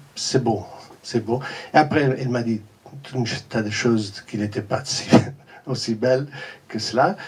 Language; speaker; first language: French; non-native, fluent; English